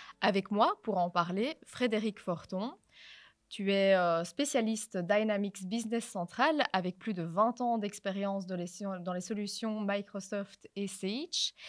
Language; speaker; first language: French; native; French